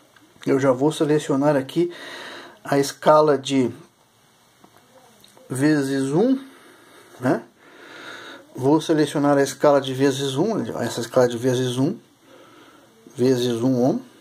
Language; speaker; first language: Portuguese; native; Portuguese